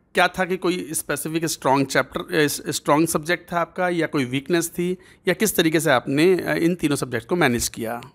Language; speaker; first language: Hindi; native; Hindi